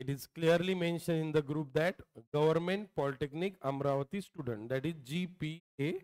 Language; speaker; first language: English; non-native, local second language; Marathi